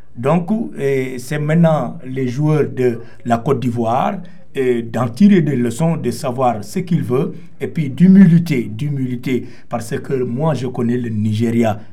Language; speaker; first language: French; non-native, local second language; Wolof